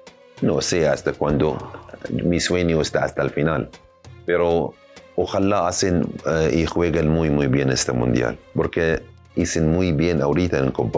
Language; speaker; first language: Spanish; non-native, learner; Arabic